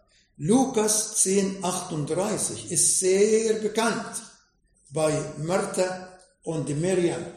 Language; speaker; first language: German; non-native, fluent; Arabic